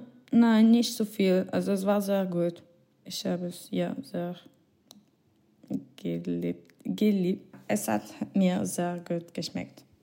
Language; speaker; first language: German; non-native, learner; French